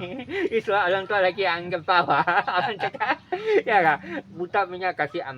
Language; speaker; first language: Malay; non-native, local second language; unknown